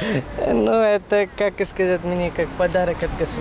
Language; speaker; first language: Russian; non-native, learner; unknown